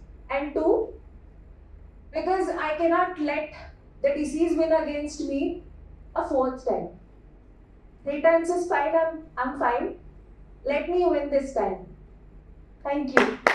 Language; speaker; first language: English; non-native, local second language; Telugu